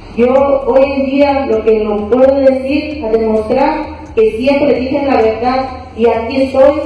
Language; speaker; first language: Spanish; non-native, local second language; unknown